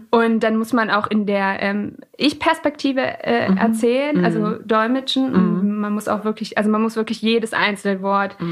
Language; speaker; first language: German; early bilingual, other home language; Persian